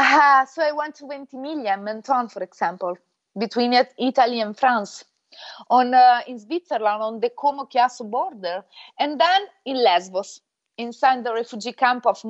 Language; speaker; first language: English; non-native, fluent; Italian